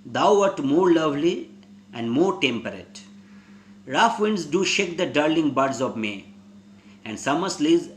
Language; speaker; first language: English; non-native, local second language; Bangla